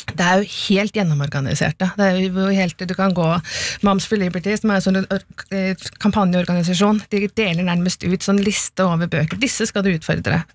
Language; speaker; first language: Norwegian; native; Norwegian